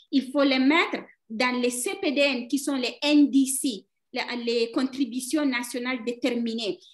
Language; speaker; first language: French; non-native, local second language; Fula